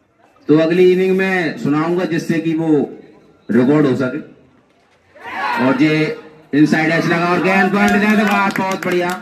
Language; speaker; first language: Hindi; native; Hindi